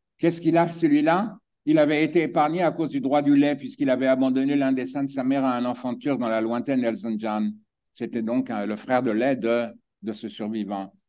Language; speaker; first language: French; native; French